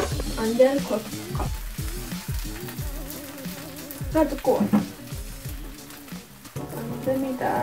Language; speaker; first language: Korean; non-native, learner; Dutch